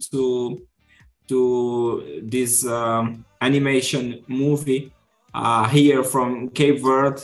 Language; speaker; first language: English; non-native, fluent; Kabuverdianu